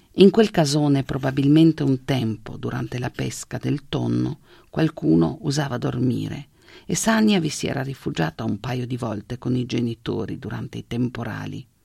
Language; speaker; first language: Italian; non-native, local second language; Slovenian